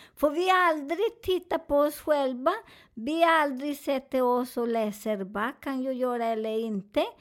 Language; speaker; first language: Swedish; non-native, learner; Spanish